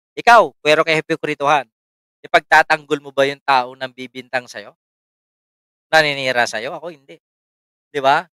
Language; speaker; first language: Filipino; native; Filipino